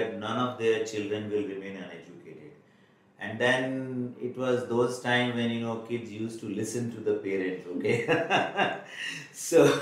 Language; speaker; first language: English; non-native, local second language; Marwari